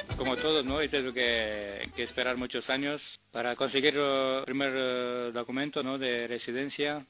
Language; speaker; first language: Spanish; non-native, fluent; Romanian